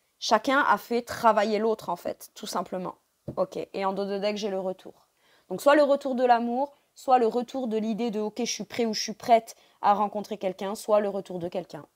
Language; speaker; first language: French; native; French